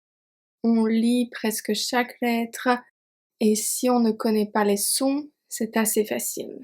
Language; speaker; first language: French; native; French